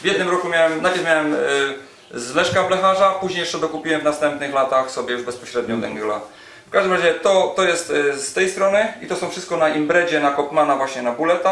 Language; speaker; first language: Polish; native; Polish